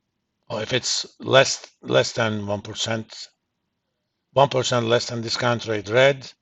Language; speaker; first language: English; native; English